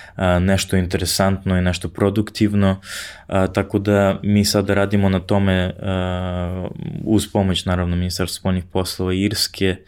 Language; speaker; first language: Serbian; non-native, fluent; English